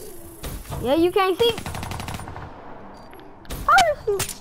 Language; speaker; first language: English; native; English